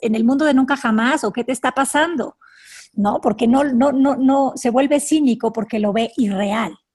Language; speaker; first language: Spanish; native; Spanish